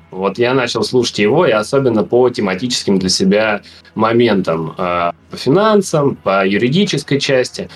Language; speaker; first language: Russian; native; Russian